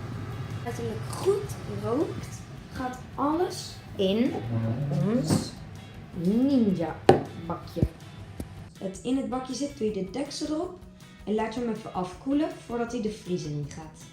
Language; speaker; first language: Dutch; native; Dutch